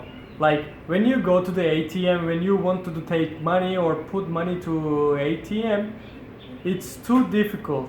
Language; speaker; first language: English; non-native, fluent; Turkish